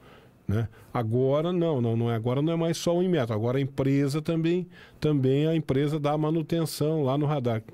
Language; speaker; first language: Portuguese; native; Portuguese